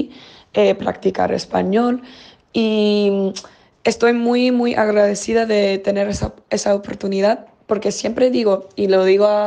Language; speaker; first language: Spanish; non-native, fluent; English